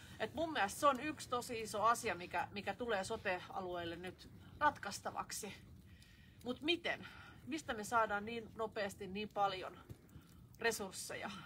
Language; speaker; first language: Finnish; native; Finnish